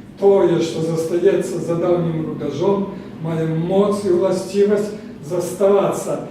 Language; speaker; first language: Belarusian; native; Belarusian